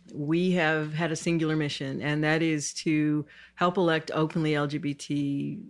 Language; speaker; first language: English; native; English